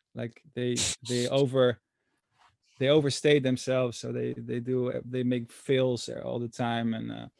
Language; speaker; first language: English; non-native, fluent; Dutch